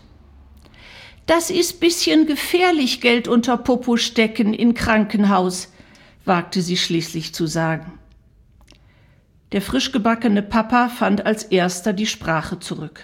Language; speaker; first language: German; native; German